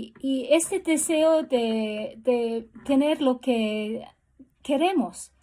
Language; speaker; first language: Spanish; non-native, fluent; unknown